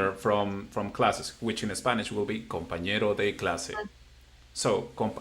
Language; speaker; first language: English; non-native, fluent; Spanish